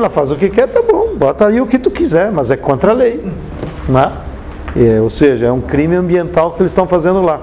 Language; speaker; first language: Portuguese; native; Portuguese